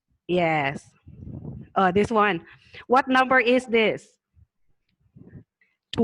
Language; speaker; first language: English; non-native, learner; Thai